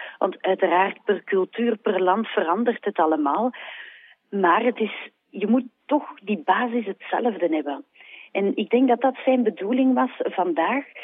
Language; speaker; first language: Dutch; native; Dutch